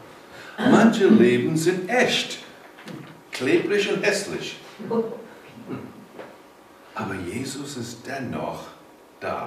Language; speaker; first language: German; non-native, fluent; English